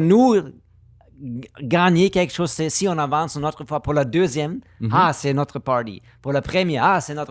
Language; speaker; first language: French; non-native, learner; German